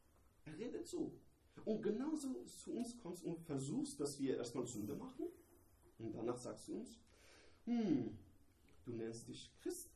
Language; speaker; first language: German; non-native, learner; Persian